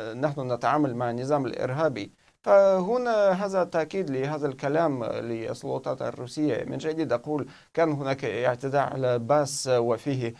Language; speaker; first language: Arabic; non-native, fluent; Russian